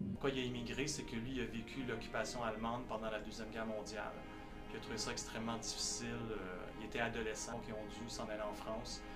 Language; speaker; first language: French; native; French